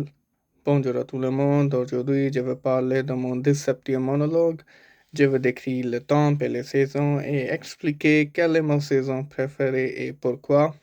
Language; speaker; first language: French; non-native, learner; Punjabi